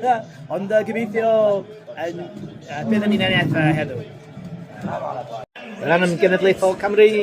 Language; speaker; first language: Welsh; non-native, learner; English